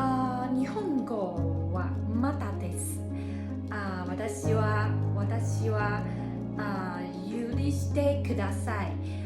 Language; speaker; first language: Japanese; non-native, learner; Chinese